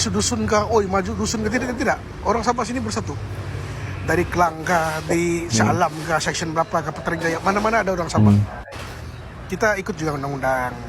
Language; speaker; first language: Malay; native; Malay